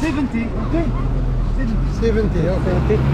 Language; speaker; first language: English; non-native, learner; Arabic